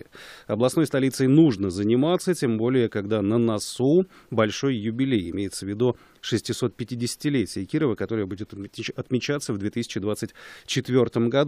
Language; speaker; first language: Russian; native; Russian